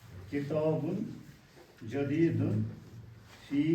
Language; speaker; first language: Arabic; non-native, learner; Urdu